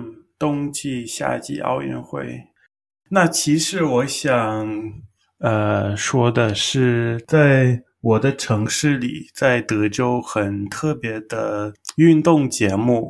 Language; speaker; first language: Chinese; non-native, learner; English